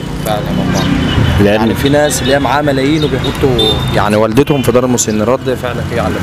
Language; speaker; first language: Arabic; native; Arabic